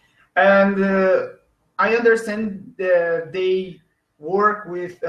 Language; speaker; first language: English; non-native, learner; Portuguese